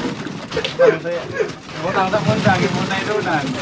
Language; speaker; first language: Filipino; non-native, local second language; Cebuano